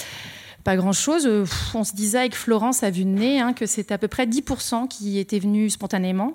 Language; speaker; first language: French; native; French